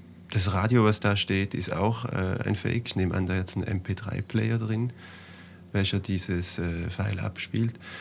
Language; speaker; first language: German; native; German